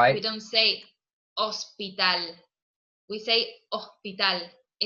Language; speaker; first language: English; non-native, fluent; Spanish